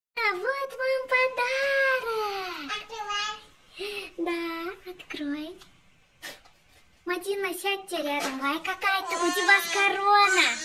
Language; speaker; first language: Russian; non-native, local second language; Kazakh